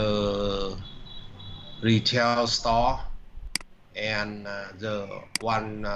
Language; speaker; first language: English; non-native, learner; Vietnamese